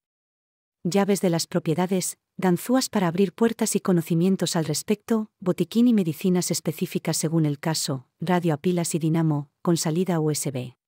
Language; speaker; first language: Spanish; native; Spanish